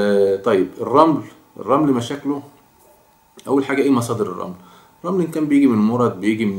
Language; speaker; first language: Arabic; native; Arabic